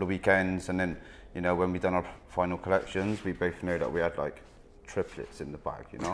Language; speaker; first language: English; native; English